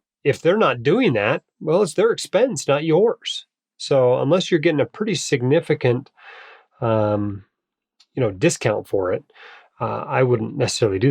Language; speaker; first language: English; native; English